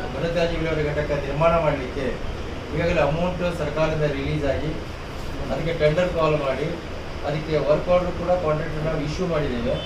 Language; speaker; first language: Kannada; native; Kannada